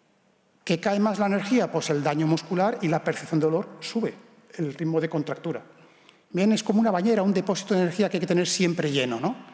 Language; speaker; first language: Spanish; native; Spanish